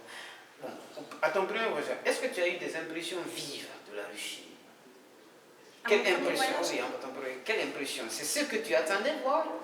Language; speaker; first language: French; non-native, fluent; Russian